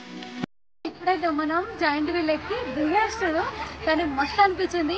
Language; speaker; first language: Telugu; native; Telugu